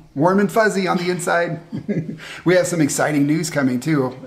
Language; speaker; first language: English; native; English